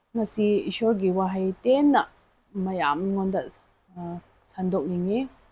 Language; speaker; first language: Manipuri; non-native, local second language; Rongmei Naga